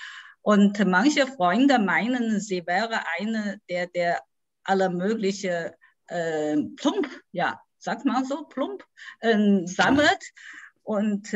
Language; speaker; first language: German; non-native, fluent; Chinese